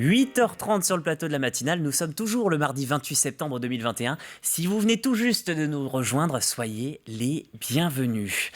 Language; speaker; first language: French; native; French